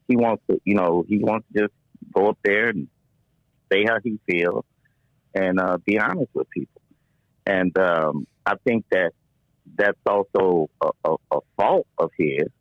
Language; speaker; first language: English; native; English